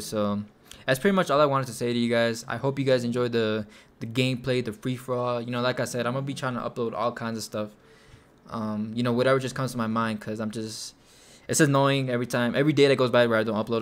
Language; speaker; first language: English; early bilingual, other home language; Spanish